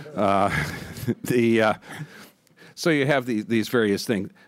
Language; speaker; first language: English; native; English